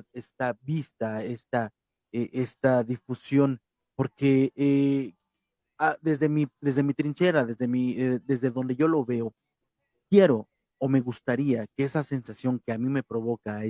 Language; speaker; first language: Spanish; native; Spanish